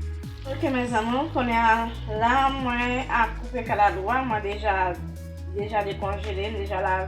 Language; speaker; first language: French; non-native, local second language; Haitian Creole